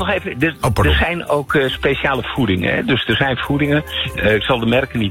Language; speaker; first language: Dutch; native; Dutch